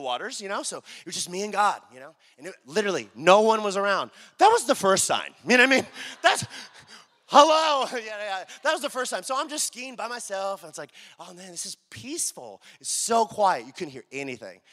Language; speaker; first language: English; native; English